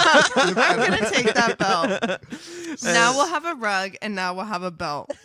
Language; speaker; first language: English; native; English